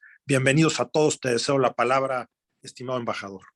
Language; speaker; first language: Spanish; native; Spanish